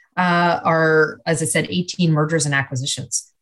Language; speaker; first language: English; native; English